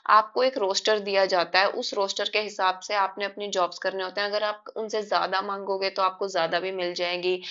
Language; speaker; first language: Hindi; native; Hindi